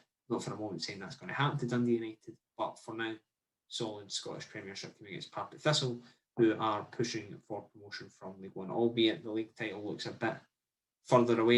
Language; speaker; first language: English; native; English